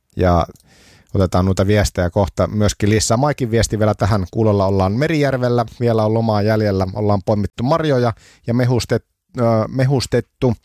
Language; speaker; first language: Finnish; native; Finnish